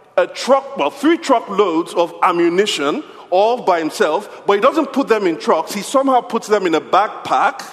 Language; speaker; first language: English; non-native, local second language; Yoruba